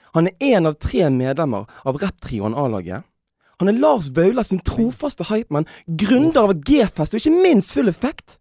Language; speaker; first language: Norwegian; native; Norwegian